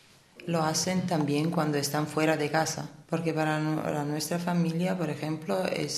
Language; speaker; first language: Spanish; non-native, fluent; Armenian